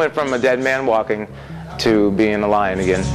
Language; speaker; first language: English; native; English